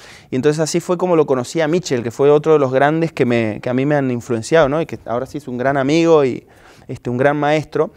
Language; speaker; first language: Spanish; native; Spanish